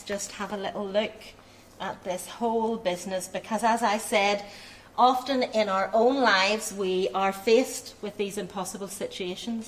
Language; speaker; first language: English; native; English